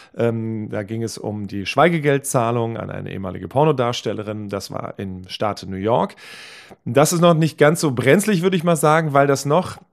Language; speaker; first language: German; native; German